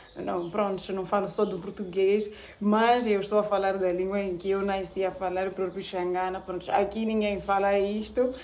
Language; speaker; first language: Portuguese; non-native, local second language; Tsonga